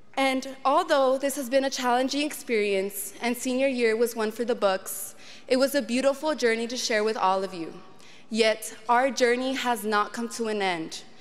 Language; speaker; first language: English; early bilingual, other home language; Spanish